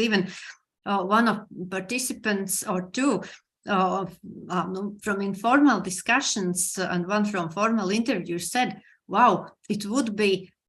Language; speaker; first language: English; non-native, fluent; Latvian